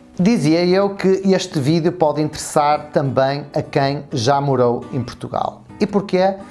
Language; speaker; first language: Portuguese; native; Portuguese